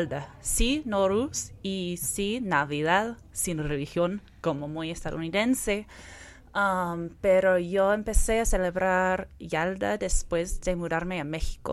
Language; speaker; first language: Spanish; non-native, fluent; English